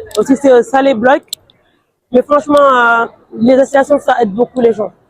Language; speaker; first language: French; non-native, local second language; Wolof